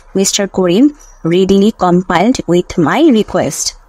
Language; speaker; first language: English; non-native, local second language; Bangla